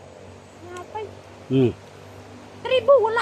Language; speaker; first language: Cebuano; non-native, local second language; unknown